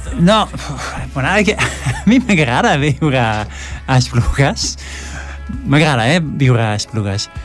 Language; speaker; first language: Catalan; non-native, fluent; Dutch